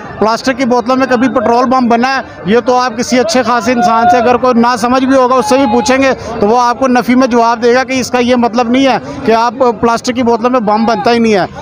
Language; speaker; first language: Urdu; non-native, local second language; Punjabi